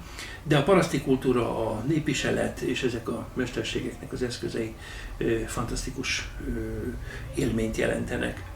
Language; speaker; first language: Hungarian; native; Hungarian